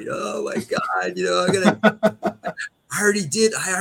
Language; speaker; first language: English; native; English